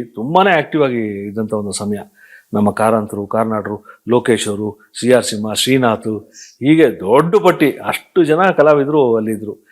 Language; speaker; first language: Kannada; native; Kannada